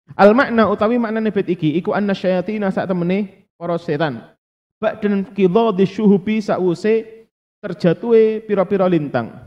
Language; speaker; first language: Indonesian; non-native, local second language; Javanese